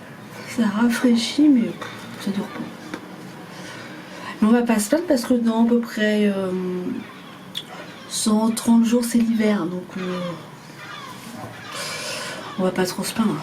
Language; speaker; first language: French; native; French